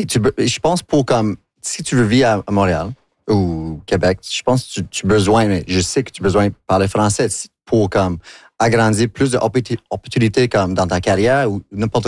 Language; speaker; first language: French; non-native, local second language; English